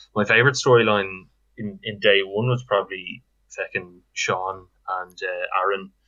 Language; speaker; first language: English; native; English